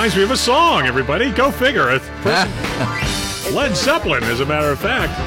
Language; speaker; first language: English; native; English